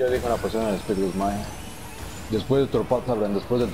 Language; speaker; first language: Spanish; native; Spanish